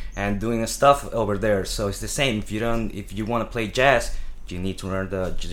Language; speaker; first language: English; non-native, fluent; Spanish